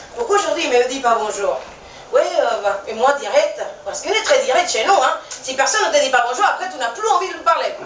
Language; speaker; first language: French; non-native, fluent; Spanish